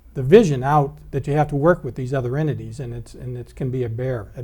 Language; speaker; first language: English; native; English